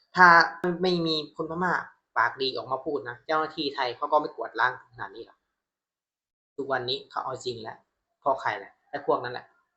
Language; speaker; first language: Thai; non-native, fluent; Burmese